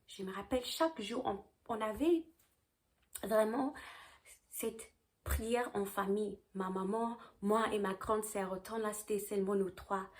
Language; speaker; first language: French; early bilingual, heritage; French